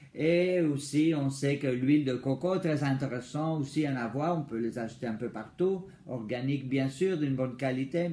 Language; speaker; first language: French; non-native, fluent; Spanish